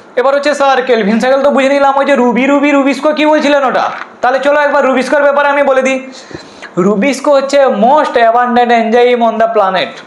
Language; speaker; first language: Bangla; non-native, local second language; Hindi